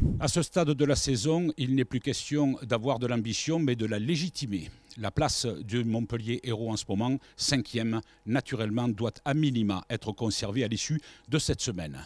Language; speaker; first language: French; native; French